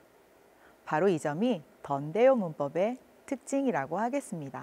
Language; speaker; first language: Korean; native; Korean